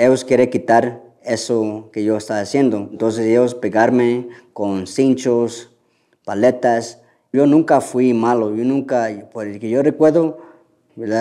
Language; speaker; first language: Spanish; early bilingual, heritage; Spanish